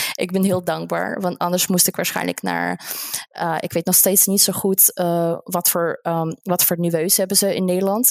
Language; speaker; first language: Dutch; non-native, fluent; Russian